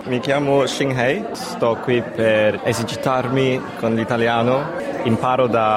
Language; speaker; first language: Italian; non-native, fluent; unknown